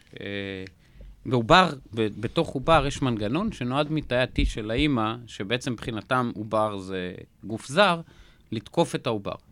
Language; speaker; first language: Hebrew; native; Hebrew